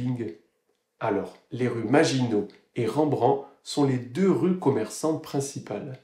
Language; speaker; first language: French; native; French